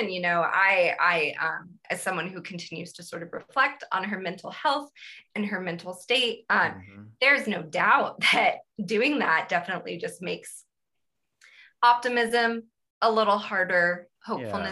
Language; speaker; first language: English; native; English